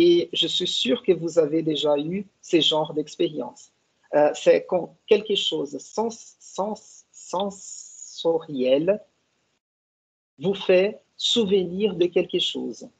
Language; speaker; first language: French; non-native, fluent; Portuguese